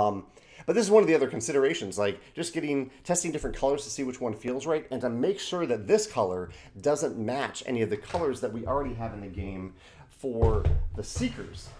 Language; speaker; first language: English; native; English